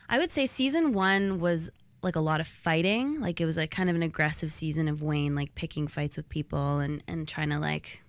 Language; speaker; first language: English; native; English